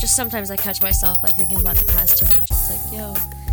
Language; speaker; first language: English; native; English